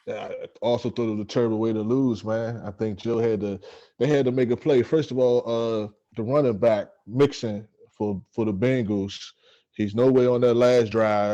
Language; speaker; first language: English; native; English